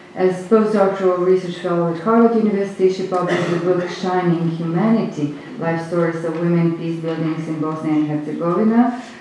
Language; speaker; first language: English; non-native, fluent; Croatian